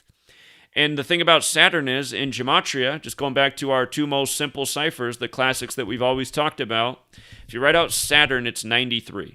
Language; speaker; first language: English; native; English